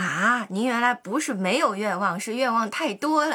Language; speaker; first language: Chinese; native; Chinese